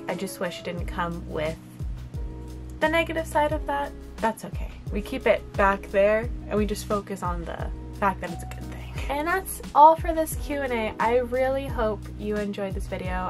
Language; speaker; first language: English; native; English